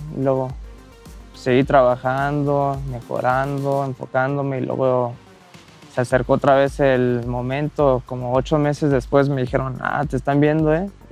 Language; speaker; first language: Spanish; early bilingual, heritage; Spanish